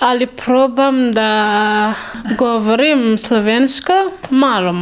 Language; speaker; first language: Slovenian; non-native, learner; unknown